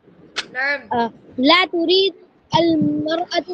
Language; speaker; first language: Arabic; non-native, learner; Urdu